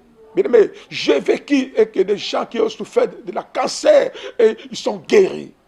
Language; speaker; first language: French; non-native, local second language; Lingala